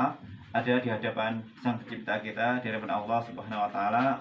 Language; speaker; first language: Indonesian; native; Indonesian